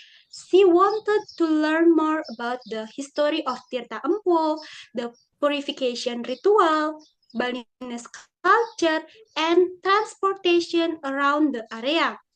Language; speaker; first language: English; non-native, learner; Indonesian